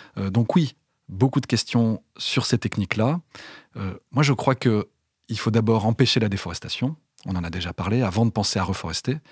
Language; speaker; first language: French; native; French